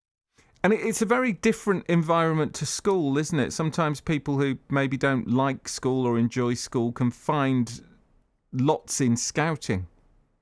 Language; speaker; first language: English; native; English